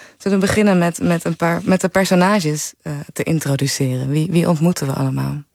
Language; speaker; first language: Dutch; native; Dutch